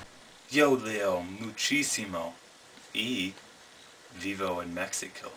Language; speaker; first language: Spanish; non-native, learner; English